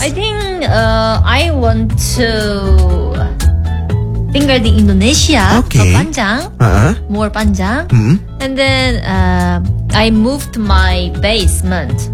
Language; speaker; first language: English; non-native, learner; Korean